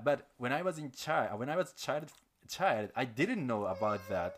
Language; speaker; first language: English; non-native, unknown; Japanese